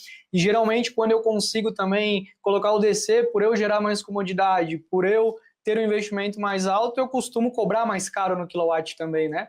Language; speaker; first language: Portuguese; native; Portuguese